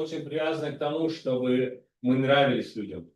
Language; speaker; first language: Russian; native; Russian